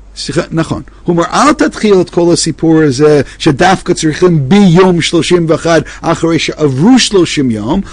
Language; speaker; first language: Hebrew; non-native, fluent; English